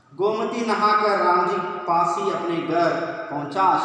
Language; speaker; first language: Hindi; non-native, local second language; Kannada